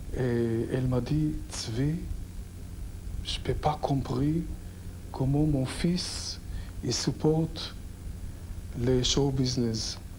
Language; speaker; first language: French; non-native, learner; Hebrew